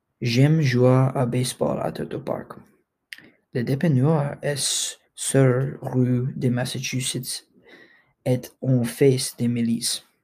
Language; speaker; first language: French; non-native, learner; English